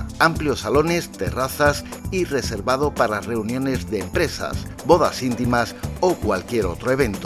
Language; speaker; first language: Spanish; native; Spanish